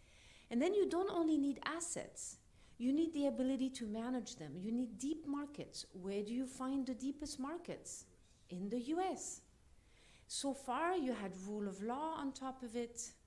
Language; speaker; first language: English; non-native, fluent; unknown